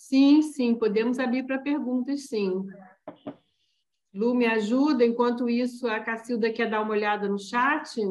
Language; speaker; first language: Portuguese; native; Portuguese